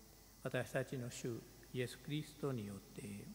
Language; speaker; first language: Japanese; non-native, fluent; Spanish